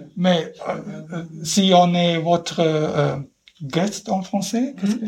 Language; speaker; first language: French; non-native, learner; German